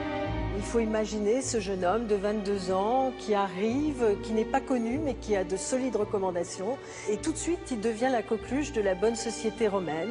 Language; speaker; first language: French; native; French